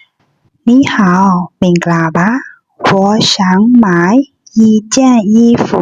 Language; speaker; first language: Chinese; non-native, fluent; Burmese